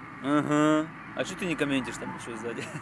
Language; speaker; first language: Russian; native; Russian